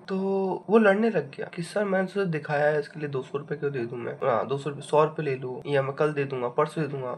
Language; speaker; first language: Hindi; native; Hindi